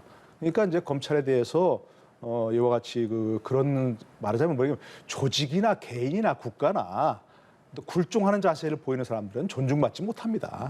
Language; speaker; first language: Korean; native; Korean